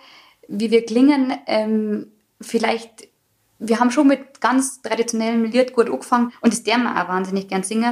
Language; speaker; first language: German; native; German